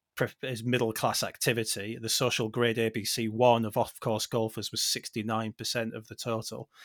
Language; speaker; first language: English; native; English